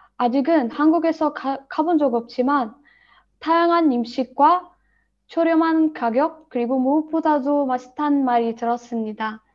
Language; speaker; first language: Korean; non-native, learner; Arabic